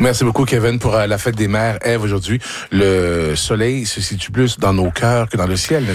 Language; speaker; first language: French; native; French